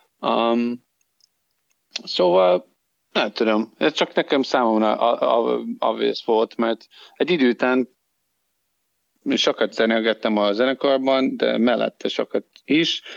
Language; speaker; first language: Hungarian; non-native, learner; English